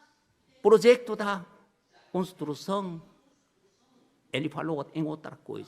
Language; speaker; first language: Portuguese; non-native, learner; Korean